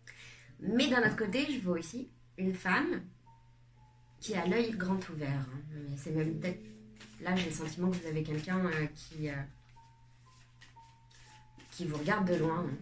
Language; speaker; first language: French; native; French